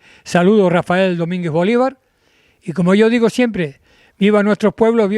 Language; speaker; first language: Spanish; native; Spanish